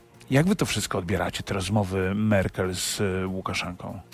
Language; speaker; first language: Polish; native; Polish